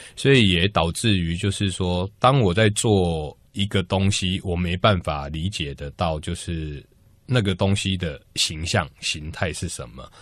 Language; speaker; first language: Chinese; native; Chinese